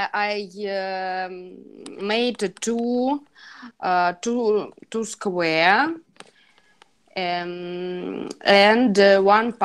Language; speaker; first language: English; non-native, learner; Russian